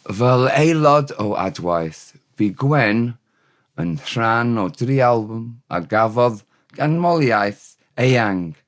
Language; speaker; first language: Welsh; non-native, learner; English